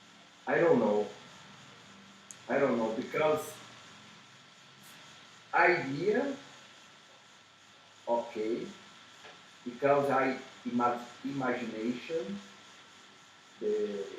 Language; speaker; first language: English; non-native, learner; Portuguese